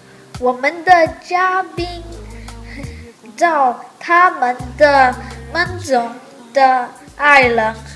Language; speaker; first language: Chinese; non-native, learner; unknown